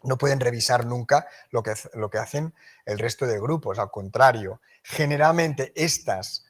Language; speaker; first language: Spanish; non-native, local second language; Catalan